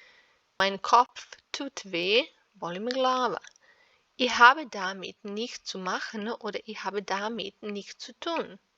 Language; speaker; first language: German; non-native, fluent; Serbian